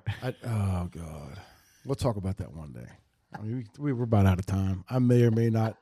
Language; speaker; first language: English; native; English